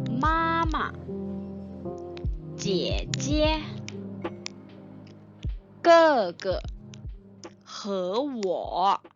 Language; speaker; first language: Chinese; non-native, fluent; Thai